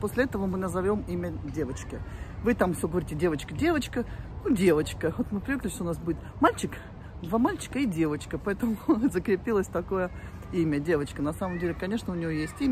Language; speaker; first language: Russian; native; Russian